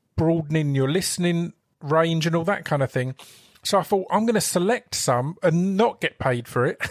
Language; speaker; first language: English; native; English